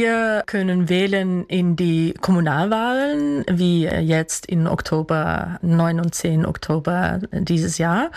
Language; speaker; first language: German; non-native, fluent; Dutch